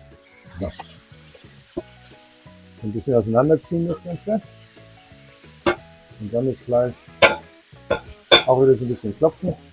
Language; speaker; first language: German; native; German